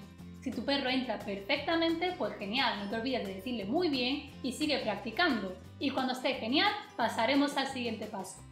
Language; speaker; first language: Spanish; native; Spanish